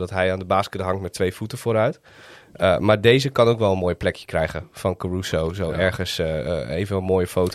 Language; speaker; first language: Dutch; native; Dutch